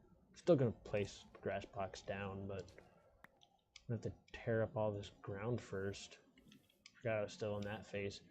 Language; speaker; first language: English; native; English